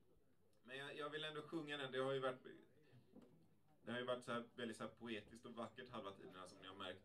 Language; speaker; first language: Swedish; native; Swedish